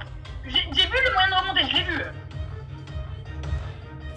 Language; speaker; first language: French; native; French